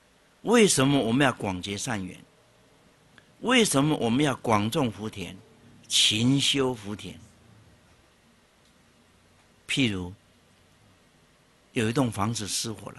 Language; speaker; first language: Chinese; native; Chinese